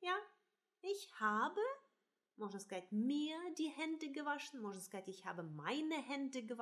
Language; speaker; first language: German; non-native, fluent; Russian